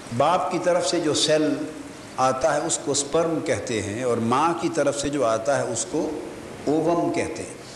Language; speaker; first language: Urdu; non-native, local second language; Punjabi